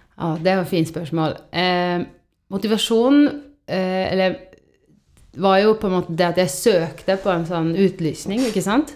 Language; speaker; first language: Norwegian; non-native, fluent; Estonian